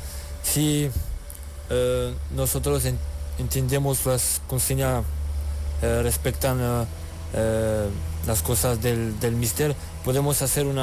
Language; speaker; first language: Spanish; non-native, learner; French